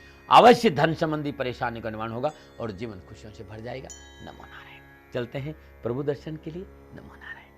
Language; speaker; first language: Hindi; native; Hindi